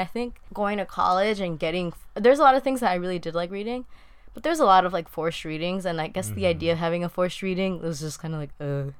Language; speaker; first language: English; early bilingual, other home language; Spanish